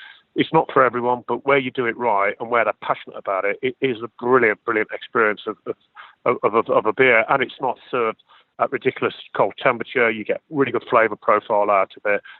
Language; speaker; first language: English; native; English